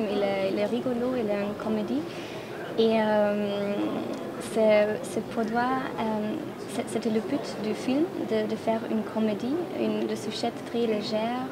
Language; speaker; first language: French; non-native, fluent; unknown